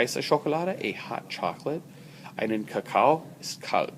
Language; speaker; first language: German; non-native, fluent; English